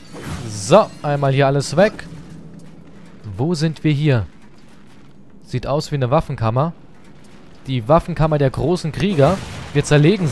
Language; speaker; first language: German; native; German